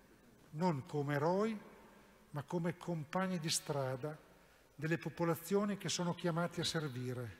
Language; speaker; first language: Italian; native; Italian